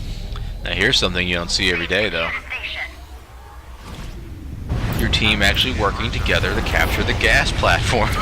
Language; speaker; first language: English; native; English